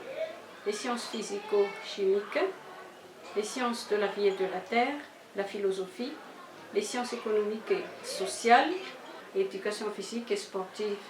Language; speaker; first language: French; non-native, local second language; Malagasy